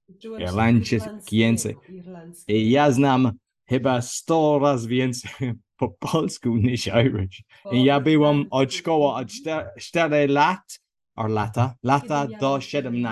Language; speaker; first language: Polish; non-native, learner; English